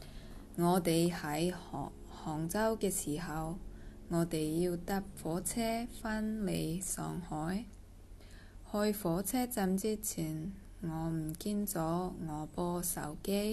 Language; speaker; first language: Cantonese; non-native, learner; Korean